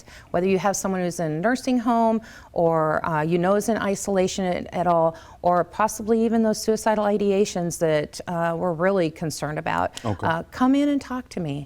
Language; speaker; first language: English; native; English